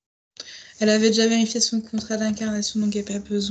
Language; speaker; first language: French; native; French